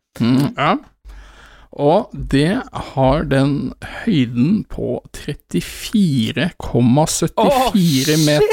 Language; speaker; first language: Norwegian; native; Norwegian